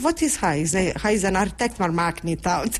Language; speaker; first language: Dutch; non-native, fluent; Bosnian